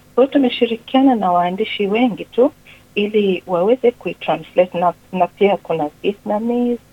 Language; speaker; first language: Swahili; native; Swahili